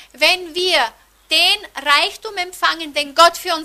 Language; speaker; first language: German; native; German